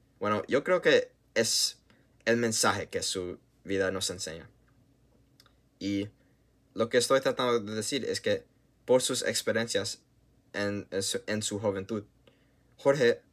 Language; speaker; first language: Spanish; non-native, learner; English